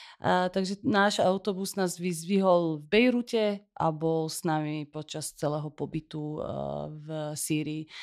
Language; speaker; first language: Slovak; early bilingual, heritage; Slovak